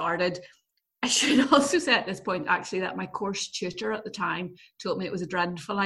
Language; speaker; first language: English; native; English